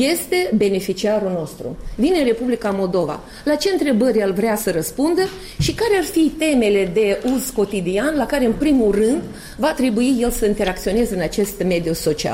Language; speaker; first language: Romanian; native; Romanian